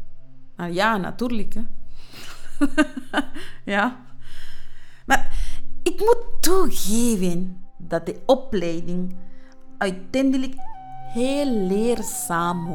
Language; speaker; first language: Dutch; non-native, fluent; Spanish